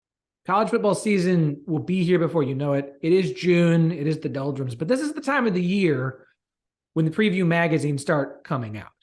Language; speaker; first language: English; native; English